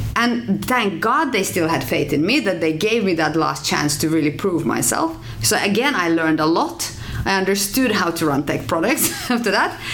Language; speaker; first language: English; non-native, fluent; Finnish